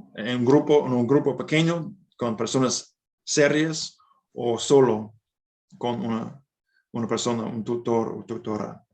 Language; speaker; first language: Spanish; non-native, fluent; English